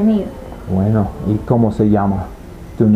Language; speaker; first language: Spanish; non-native, learner; English